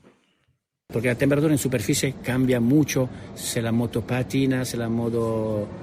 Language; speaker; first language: Spanish; non-native, learner; Italian